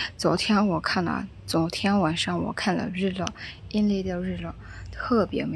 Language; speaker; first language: Chinese; non-native, learner; Burmese